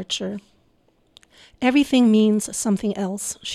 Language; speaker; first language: English; non-native, local second language; Filipino